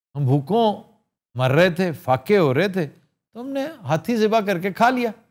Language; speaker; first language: Urdu; native; Urdu